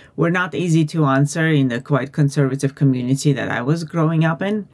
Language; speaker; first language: English; non-native, fluent; Russian